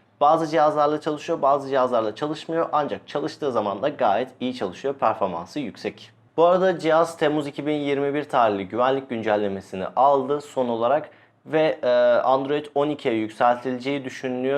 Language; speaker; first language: Turkish; native; Turkish